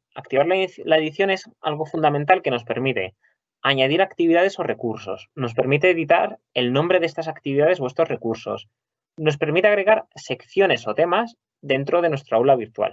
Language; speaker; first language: Spanish; native; Spanish